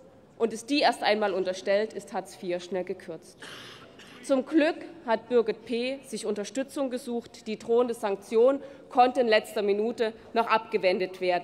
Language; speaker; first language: German; native; German